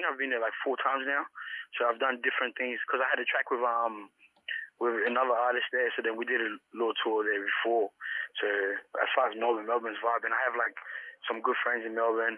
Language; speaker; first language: English; native; English